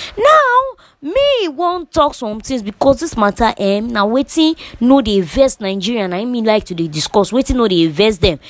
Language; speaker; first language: Nigerian Pidgin; native; Nigerian Pidgin